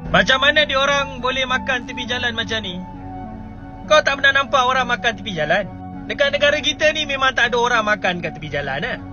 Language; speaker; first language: Malay; native; Malay